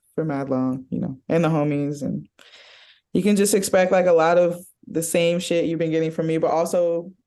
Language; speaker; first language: English; native; English